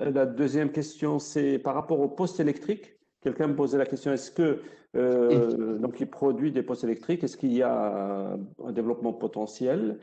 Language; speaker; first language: French; non-native, local second language; Arabic